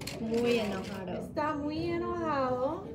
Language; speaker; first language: Spanish; non-native, fluent; English